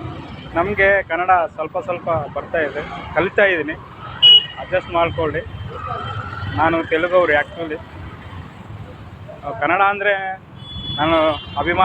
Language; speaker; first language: Kannada; non-native, learner; Telugu